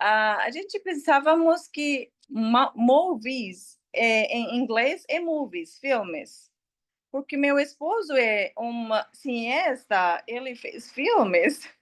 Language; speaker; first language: Portuguese; non-native, learner; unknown